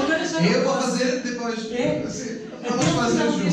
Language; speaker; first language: Portuguese; non-native, fluent; Italian